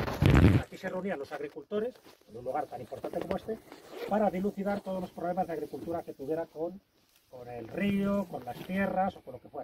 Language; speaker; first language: Spanish; native; Spanish